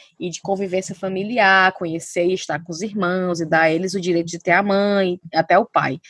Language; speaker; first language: Portuguese; native; Portuguese